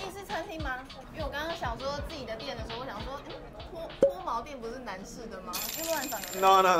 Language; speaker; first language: Chinese; native; Chinese